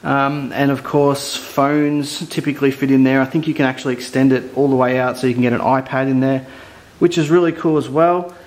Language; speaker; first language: English; native; English